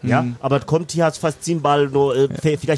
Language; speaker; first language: German; non-native, learner; Swahili